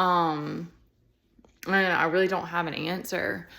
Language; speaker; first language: English; native; English